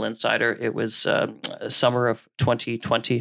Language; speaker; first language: English; native; English